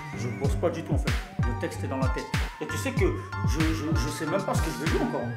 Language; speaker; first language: French; early bilingual, other home language; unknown